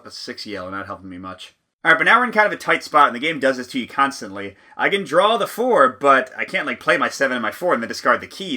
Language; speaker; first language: English; native; English